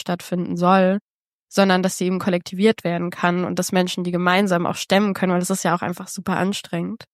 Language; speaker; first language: German; native; German